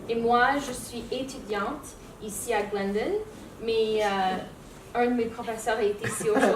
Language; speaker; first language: French; non-native, learner; English